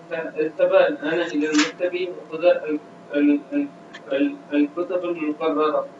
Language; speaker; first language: Arabic; non-native, learner; Urdu